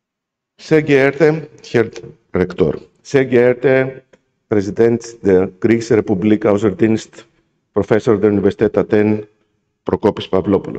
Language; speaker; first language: German; non-native, fluent; Greek